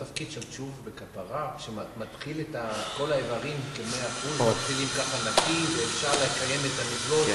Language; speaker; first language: Hebrew; non-native, local second language; English